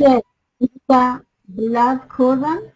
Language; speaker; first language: English; non-native, learner; Spanish